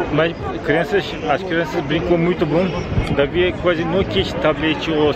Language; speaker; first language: Portuguese; non-native, learner; Turkish